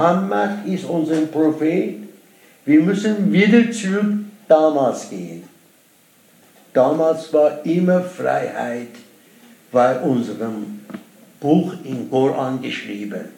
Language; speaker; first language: German; non-native, learner; Persian